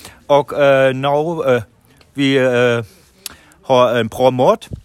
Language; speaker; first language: Swedish; non-native, learner; German